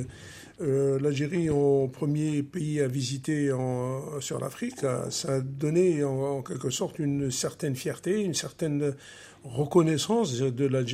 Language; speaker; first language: French; non-native, local second language; Arabic